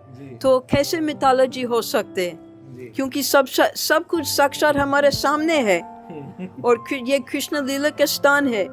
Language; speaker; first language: Hindi; non-native, learner; English